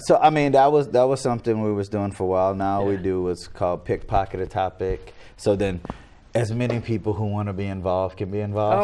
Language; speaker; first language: English; native; English